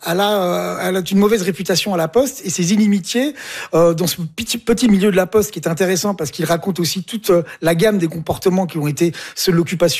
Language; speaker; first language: French; native; French